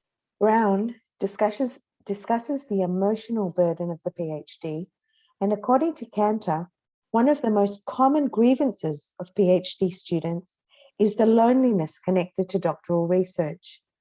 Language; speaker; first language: English; non-native, fluent; Hebrew